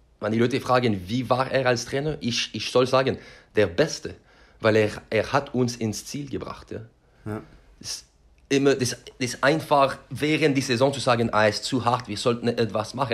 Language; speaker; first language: German; non-native, learner; French